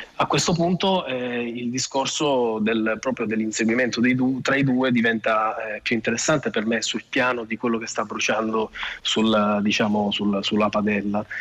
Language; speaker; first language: Italian; native; Italian